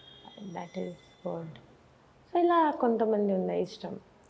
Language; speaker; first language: Telugu; non-native, fluent; Bangla